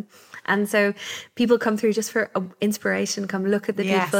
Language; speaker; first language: English; native; English